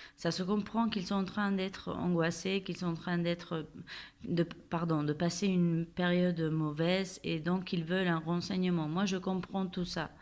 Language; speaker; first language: French; non-native, fluent; Spanish